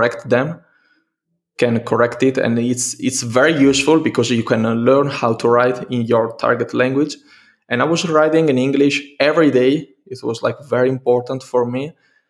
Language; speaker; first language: English; non-native, fluent; Italian